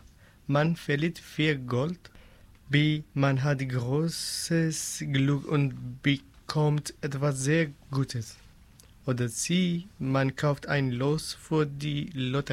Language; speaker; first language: German; non-native, learner; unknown